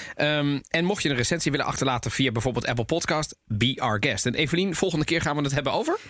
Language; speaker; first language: Dutch; early bilingual, other home language; Italian